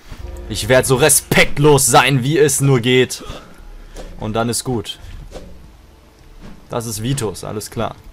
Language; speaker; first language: German; native; German